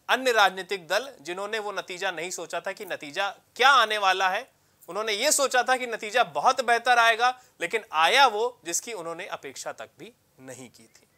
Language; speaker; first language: Hindi; native; Hindi